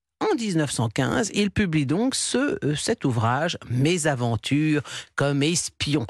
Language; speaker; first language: French; native; French